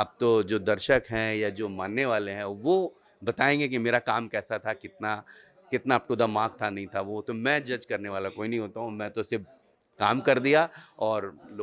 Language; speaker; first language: Hindi; native; Hindi